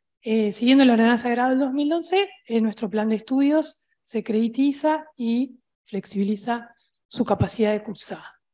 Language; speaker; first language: Spanish; native; Spanish